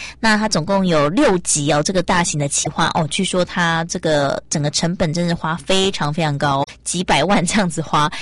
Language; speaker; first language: Chinese; native; Chinese